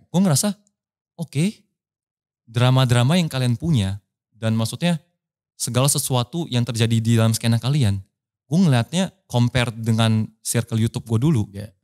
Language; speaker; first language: Indonesian; non-native, local second language; Min Nan Chinese